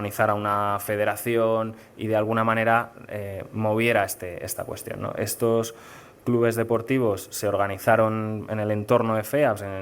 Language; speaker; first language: Spanish; native; Spanish